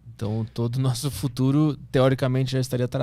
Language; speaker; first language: Portuguese; native; Portuguese